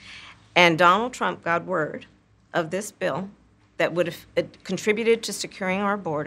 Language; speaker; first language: English; native; English